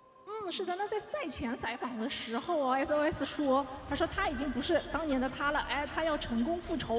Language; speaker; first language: Chinese; native; Chinese